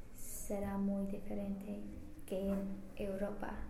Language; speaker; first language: Spanish; non-native, learner; English